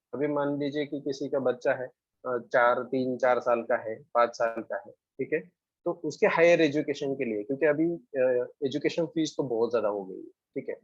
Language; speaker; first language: Hindi; non-native, local second language; Marathi